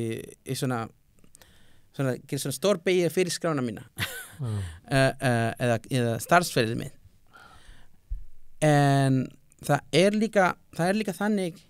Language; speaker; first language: Icelandic; non-native, learner; Spanish